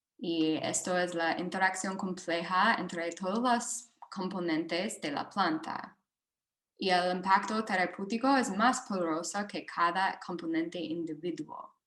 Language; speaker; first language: Spanish; non-native, fluent; English